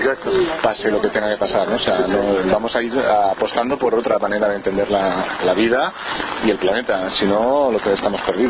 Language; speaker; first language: Spanish; native; Spanish